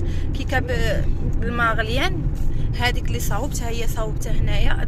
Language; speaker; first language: Arabic; native; Arabic